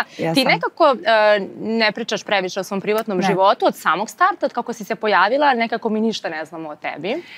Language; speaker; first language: Serbian; native; Serbian